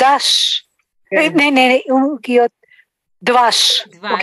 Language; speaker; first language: Hebrew; non-native, learner; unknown